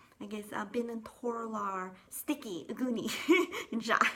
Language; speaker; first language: Irish; non-native, learner; English